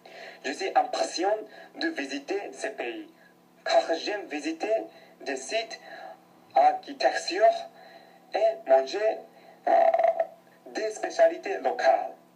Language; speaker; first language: French; non-native, learner; Japanese